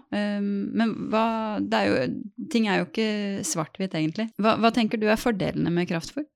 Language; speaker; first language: Norwegian; native; Norwegian